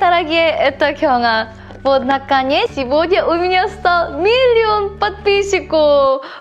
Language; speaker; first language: Russian; non-native, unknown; Korean